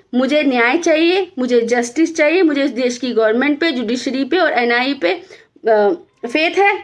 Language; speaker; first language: Hindi; native; Hindi